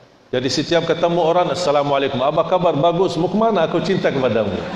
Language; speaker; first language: Indonesian; non-native, fluent; Arabic